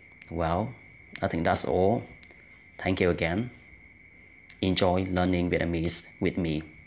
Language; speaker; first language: English; non-native, fluent; Vietnamese